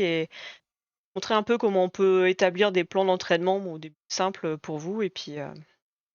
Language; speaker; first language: French; native; French